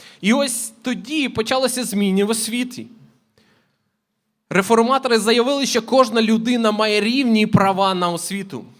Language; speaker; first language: Ukrainian; native; Ukrainian